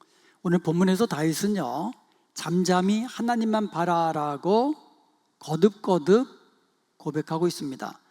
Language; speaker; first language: Korean; native; Korean